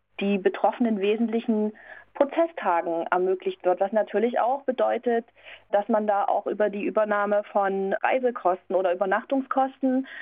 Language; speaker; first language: German; native; German